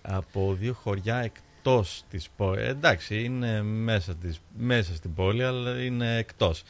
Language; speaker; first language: Greek; early bilingual, other home language; English